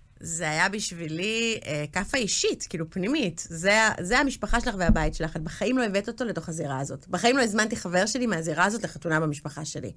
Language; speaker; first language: Hebrew; early bilingual, other home language; English